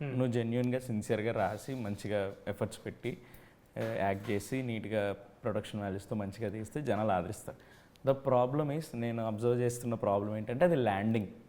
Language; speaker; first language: Telugu; native; Telugu